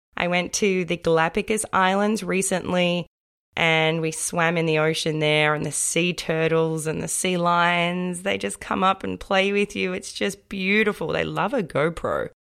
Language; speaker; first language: English; native; English